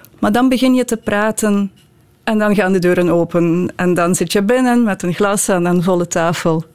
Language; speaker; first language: Dutch; non-native, fluent; Ukrainian